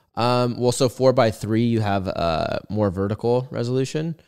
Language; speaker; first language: English; native; English